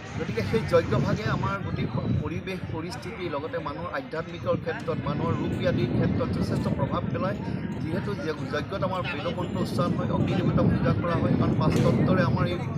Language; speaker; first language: Assamese; native; Assamese